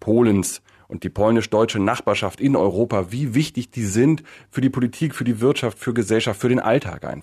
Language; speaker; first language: German; native; German